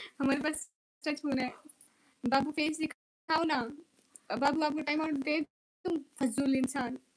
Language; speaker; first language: Urdu; non-native, local second language; Punjabi